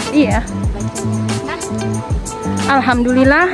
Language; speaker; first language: Indonesian; native; Indonesian